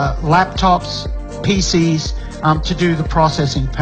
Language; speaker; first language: English; native; English